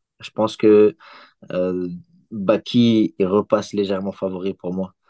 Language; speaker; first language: French; early bilingual, other home language; Chechen